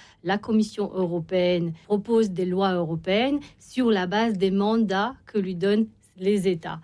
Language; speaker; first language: French; non-native, fluent; Romanian